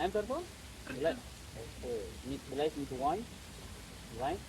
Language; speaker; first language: German; non-native, learner; Amharic